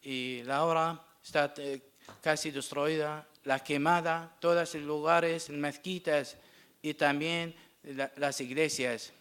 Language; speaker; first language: Spanish; non-native, learner; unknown